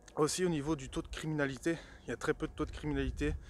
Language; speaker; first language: French; native; French